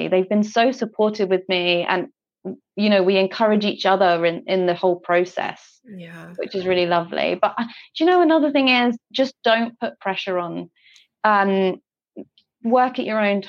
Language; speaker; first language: English; native; English